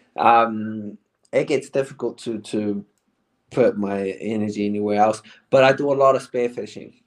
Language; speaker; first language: English; native; English